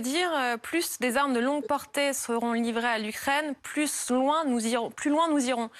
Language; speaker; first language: French; native; French